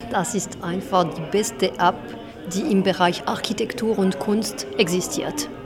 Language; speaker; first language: German; non-native, local second language; French